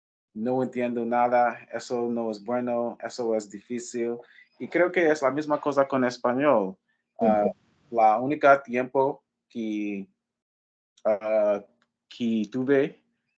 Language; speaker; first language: Spanish; non-native, fluent; English